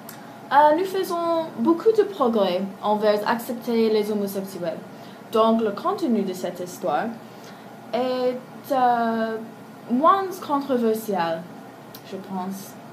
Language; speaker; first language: French; non-native, learner; English